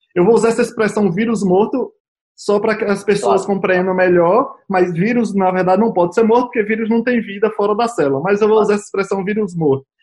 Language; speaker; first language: Portuguese; native; Portuguese